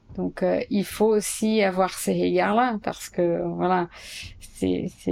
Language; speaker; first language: French; non-native, fluent; Portuguese